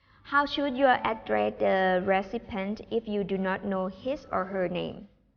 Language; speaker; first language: English; non-native, fluent; Thai